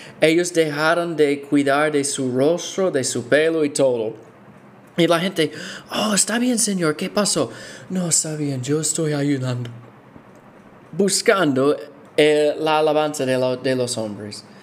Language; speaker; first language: Spanish; non-native, fluent; English